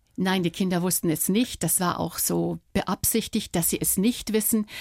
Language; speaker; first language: German; native; German